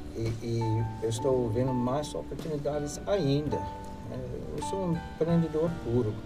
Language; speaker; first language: Portuguese; non-native, fluent; English